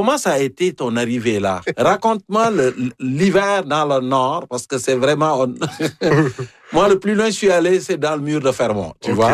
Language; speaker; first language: French; native; French